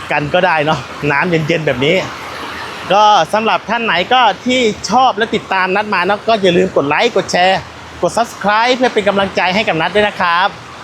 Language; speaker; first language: Thai; non-native, local second language; Northeastern Thai